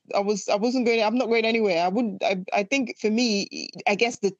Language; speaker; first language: English; non-native, local second language; Yoruba